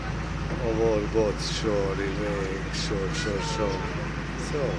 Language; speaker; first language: Swedish; non-native, fluent; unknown